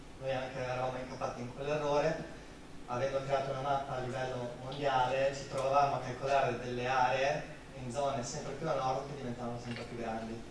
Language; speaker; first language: Italian; native; Italian